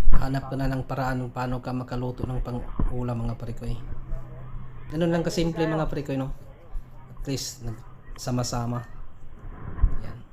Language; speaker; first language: Filipino; non-native, local second language; Cebuano